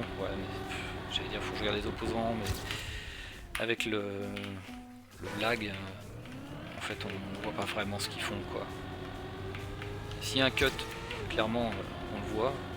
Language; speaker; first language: French; native; French